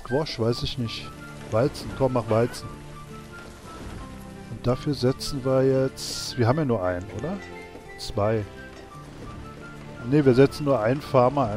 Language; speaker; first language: German; native; German